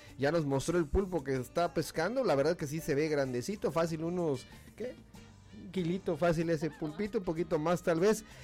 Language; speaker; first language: Spanish; native; Spanish